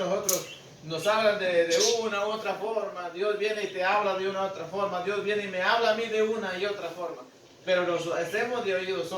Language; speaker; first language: Spanish; native; Spanish